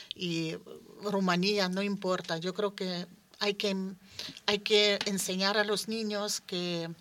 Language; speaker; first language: Spanish; non-native, fluent; Ukrainian